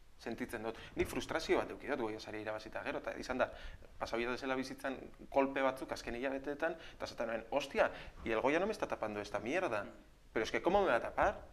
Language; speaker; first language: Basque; native; Basque